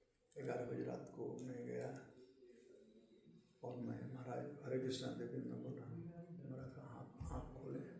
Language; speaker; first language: Hindi; native; Hindi